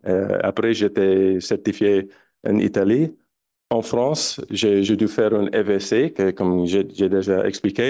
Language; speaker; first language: French; non-native, fluent; English